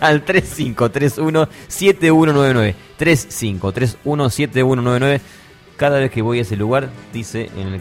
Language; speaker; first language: Spanish; native; Spanish